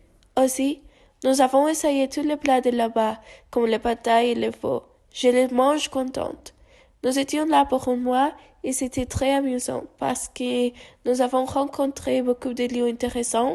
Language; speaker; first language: French; non-native, learner; Spanish